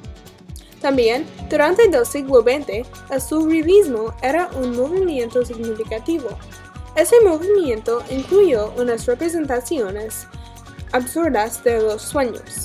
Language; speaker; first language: Spanish; non-native, learner; English